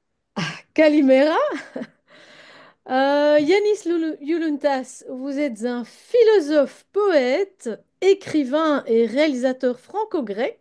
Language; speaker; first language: French; native; French